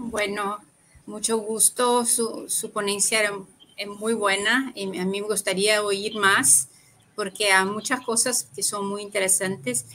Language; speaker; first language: Spanish; non-native, fluent; Portuguese